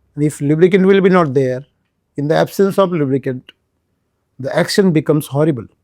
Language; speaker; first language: English; non-native, local second language; Marathi